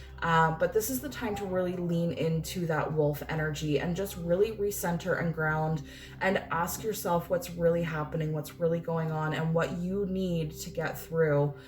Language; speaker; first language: English; native; English